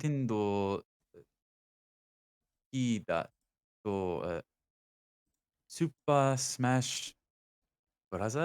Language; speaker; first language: Japanese; non-native, learner; English